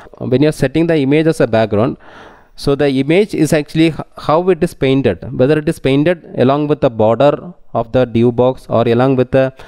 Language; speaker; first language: English; non-native, local second language; Tamil